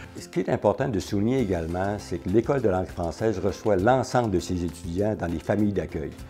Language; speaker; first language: French; native; French